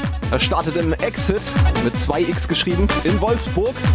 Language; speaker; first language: German; native; German